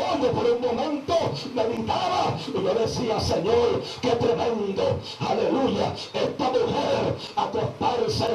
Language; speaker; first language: Spanish; native; Spanish